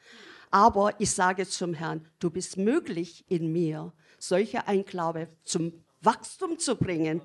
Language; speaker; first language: German; non-native, learner; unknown